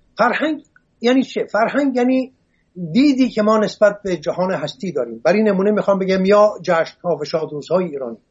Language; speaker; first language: Persian; non-native, local second language; Assyrian Neo-Aramaic